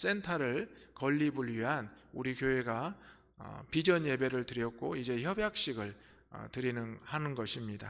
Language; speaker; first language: Korean; native; Korean